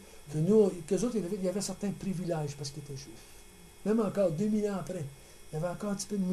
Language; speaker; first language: French; native; French